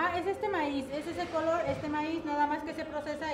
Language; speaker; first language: Spanish; native; Spanish